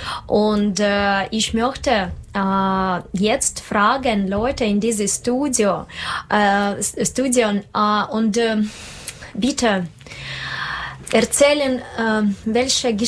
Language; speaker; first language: German; non-native, learner; Russian